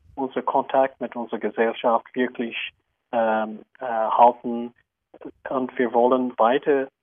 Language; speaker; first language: German; non-native, fluent; English